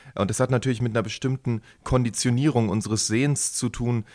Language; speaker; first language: German; native; German